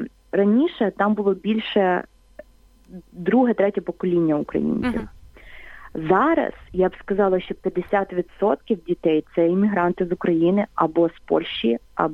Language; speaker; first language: Ukrainian; native; Ukrainian